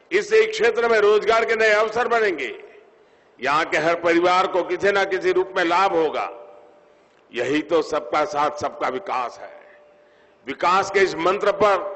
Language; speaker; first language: Hindi; non-native, local second language; Gujarati